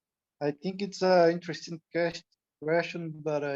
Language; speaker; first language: English; non-native, learner; Portuguese